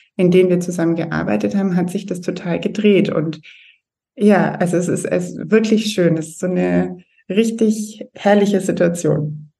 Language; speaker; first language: German; native; German